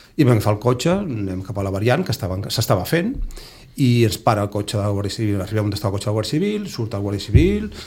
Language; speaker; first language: Catalan; native; Catalan